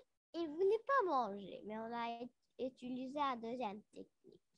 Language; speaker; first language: French; non-native, local second language; Arabic